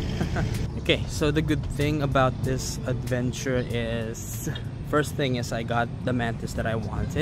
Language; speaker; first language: English; non-native, local second language; Filipino